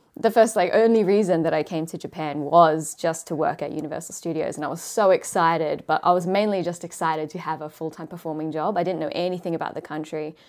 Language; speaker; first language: English; native; English